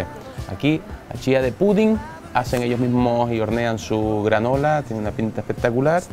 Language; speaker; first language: Spanish; native; Spanish